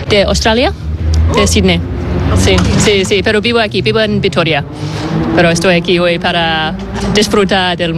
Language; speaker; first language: Spanish; non-native, learner; English